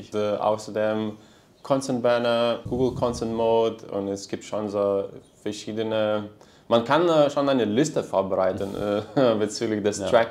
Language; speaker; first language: German; non-native, fluent; Lithuanian